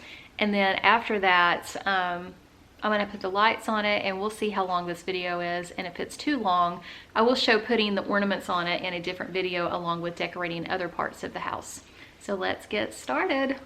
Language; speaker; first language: English; native; English